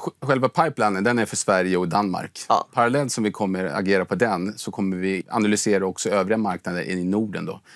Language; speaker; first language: Swedish; native; Swedish